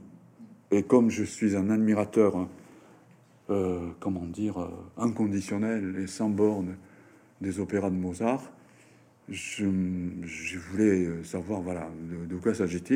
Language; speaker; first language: French; non-native, fluent; Japanese